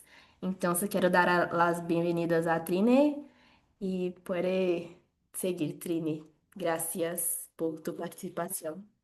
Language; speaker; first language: Spanish; non-native, learner; Portuguese